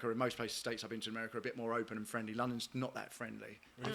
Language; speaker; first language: English; native; English